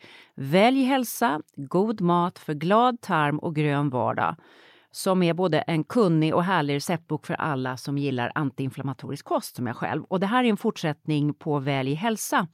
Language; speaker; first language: Swedish; native; Swedish